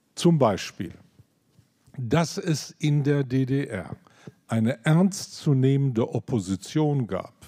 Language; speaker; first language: German; native; German